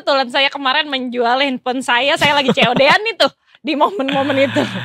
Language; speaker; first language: Indonesian; native; Indonesian